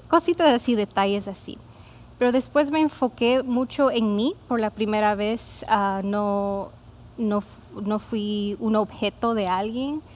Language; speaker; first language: Spanish; early bilingual, heritage; Spanish